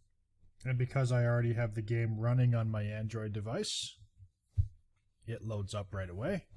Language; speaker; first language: English; native; English